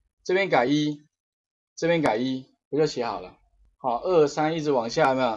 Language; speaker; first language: Chinese; native; Chinese